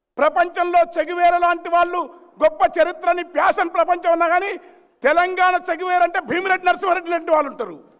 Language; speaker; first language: Telugu; native; Telugu